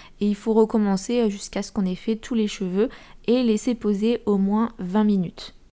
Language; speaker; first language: French; native; French